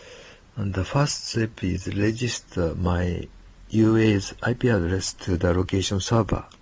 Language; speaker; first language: English; non-native, learner; Japanese